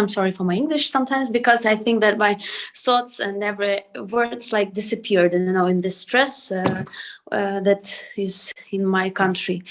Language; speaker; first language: English; non-native, learner; Ukrainian